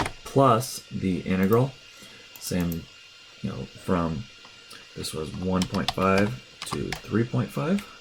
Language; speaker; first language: English; native; English